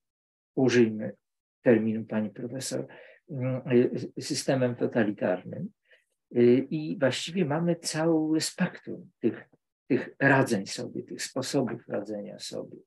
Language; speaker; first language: Polish; native; Polish